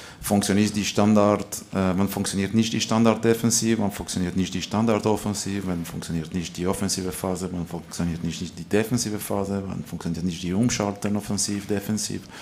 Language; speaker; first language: German; non-native, local second language; French